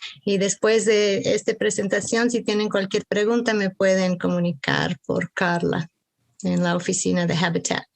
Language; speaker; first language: Spanish; early bilingual, heritage; Spanish